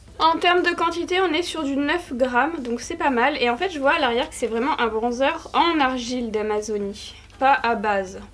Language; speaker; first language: French; native; French